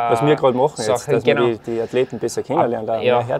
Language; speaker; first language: German; native; German